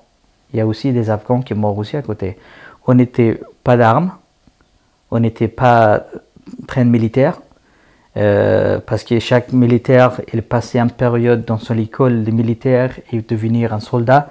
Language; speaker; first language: French; non-native, learner; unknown